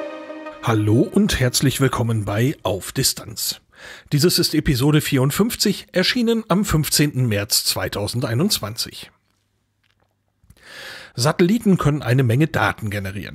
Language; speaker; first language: German; native; German